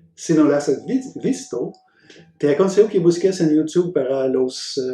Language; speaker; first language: Spanish; non-native, fluent; French